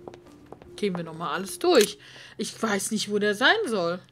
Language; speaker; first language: German; native; German